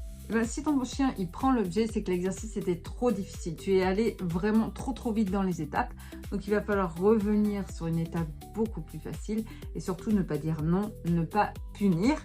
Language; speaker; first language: French; native; French